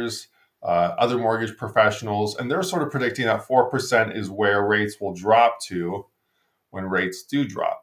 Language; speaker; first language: English; native; English